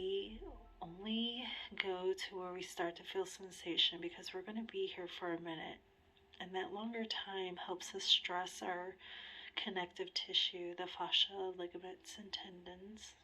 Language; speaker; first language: English; native; English